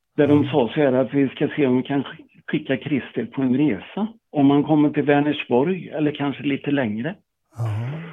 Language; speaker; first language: Swedish; native; Swedish